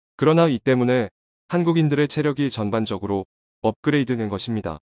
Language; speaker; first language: Korean; native; Korean